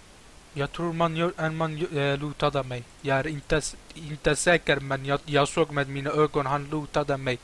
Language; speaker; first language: Swedish; non-native, local second language; Turkish